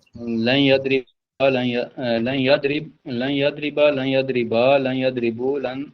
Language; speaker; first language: Arabic; non-native, learner; Urdu